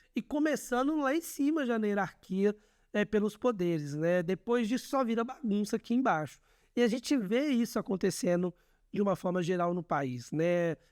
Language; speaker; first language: Portuguese; native; Portuguese